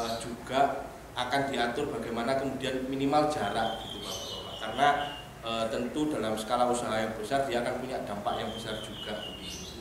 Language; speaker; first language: Indonesian; native; Indonesian